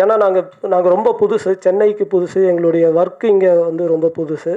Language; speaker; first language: Tamil; native; Tamil